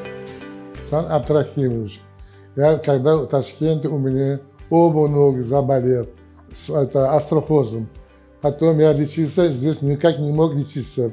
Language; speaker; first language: Russian; non-native, learner; Uzbek